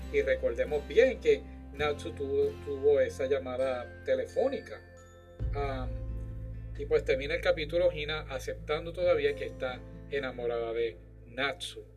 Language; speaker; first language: Spanish; native; Spanish